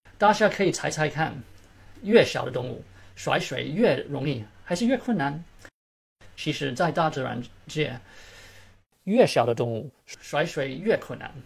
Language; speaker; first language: Chinese; early bilingual, heritage; Chinese